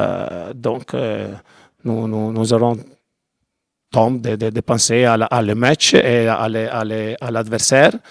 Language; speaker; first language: French; non-native, learner; Italian